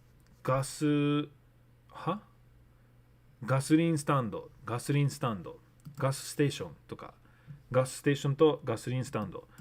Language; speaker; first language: Japanese; non-native, learner; English